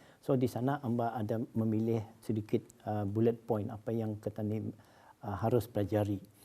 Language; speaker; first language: Malay; native; Malay